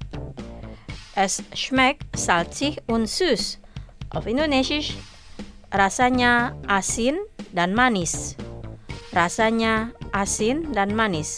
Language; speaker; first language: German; non-native, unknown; Indonesian